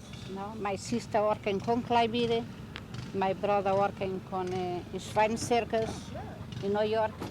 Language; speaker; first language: English; non-native, learner; Portuguese